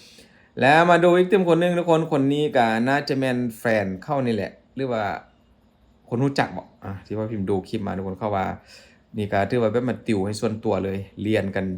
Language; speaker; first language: Thai; non-native, local second language; Northeastern Thai